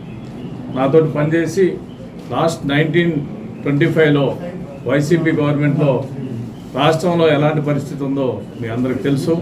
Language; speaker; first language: Telugu; native; Telugu